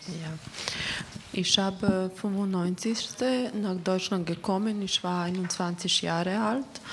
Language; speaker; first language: German; non-native, learner; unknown